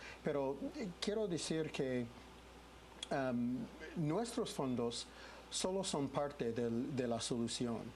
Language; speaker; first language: Spanish; non-native, fluent; English